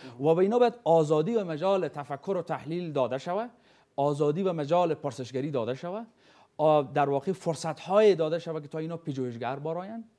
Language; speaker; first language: Persian; native; Persian